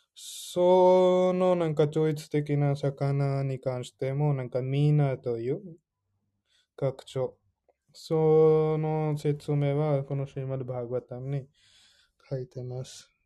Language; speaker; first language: Japanese; non-native, fluent; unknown